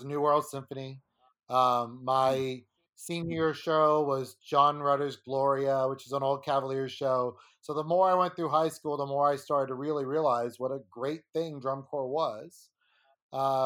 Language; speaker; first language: English; native; English